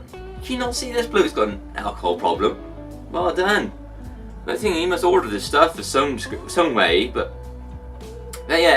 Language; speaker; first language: English; native; English